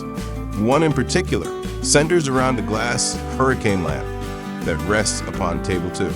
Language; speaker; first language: English; native; English